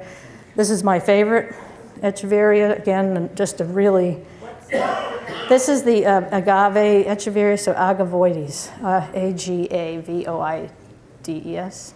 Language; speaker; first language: English; native; English